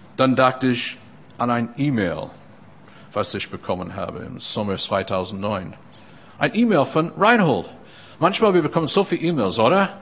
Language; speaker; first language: German; non-native, fluent; English